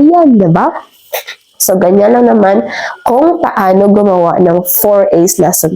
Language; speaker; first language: Filipino; native; Filipino